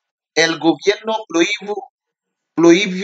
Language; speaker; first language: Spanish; non-native, learner; Haitian Creole